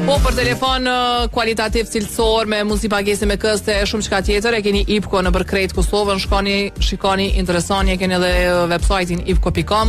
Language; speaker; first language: Albanian; native; Albanian